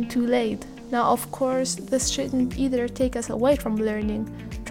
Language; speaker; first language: English; non-native, fluent; Italian